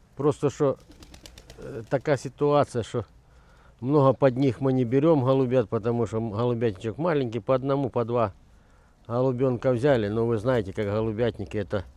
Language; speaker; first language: Russian; non-native, local second language; Ukrainian